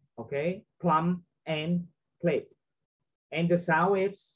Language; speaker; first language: English; non-native, fluent; Vietnamese